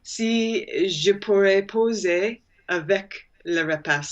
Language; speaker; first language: French; non-native, learner; English